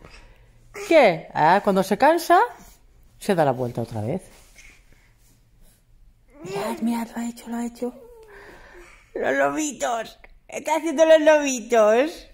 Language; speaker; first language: Spanish; native; Spanish